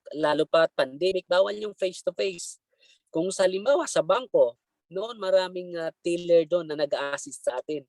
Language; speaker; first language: Filipino; non-native, local second language; Bikol